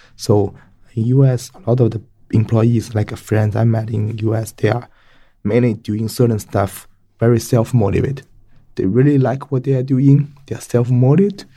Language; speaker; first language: English; non-native, fluent; Chinese